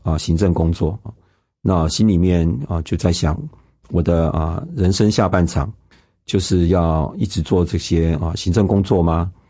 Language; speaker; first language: Chinese; non-native, local second language; Hakka Chinese